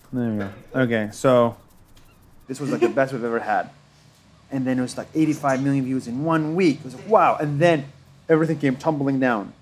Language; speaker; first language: English; non-native, fluent; Arabic